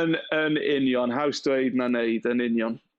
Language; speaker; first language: Welsh; non-native, local second language; English